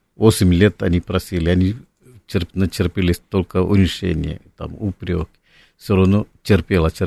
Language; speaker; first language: Russian; non-native, fluent; Malayalam